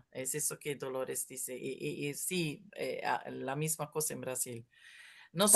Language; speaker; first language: Spanish; non-native, fluent; Portuguese